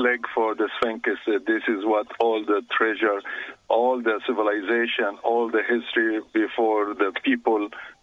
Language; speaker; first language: English; non-native, fluent; Arabic